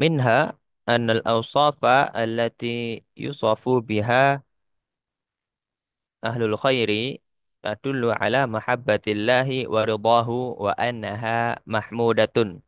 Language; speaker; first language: Arabic; non-native, fluent; Indonesian